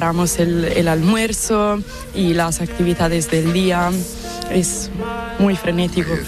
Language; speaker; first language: Spanish; non-native, fluent; Italian